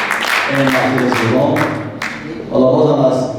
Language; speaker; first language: Persian; native; Persian